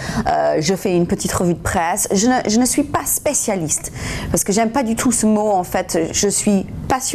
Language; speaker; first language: French; non-native, fluent; English